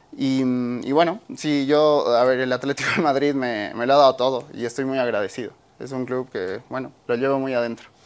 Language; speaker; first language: Spanish; native; Spanish